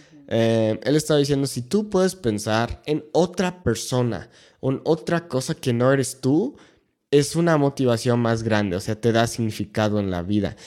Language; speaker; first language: Spanish; non-native, fluent; English